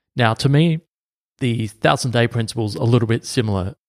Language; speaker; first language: English; native; English